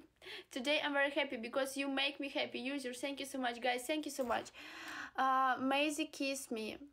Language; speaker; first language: English; non-native, learner; Russian